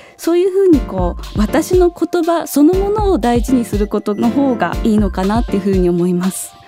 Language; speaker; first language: Japanese; native; Japanese